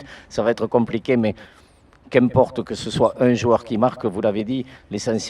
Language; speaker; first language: French; native; French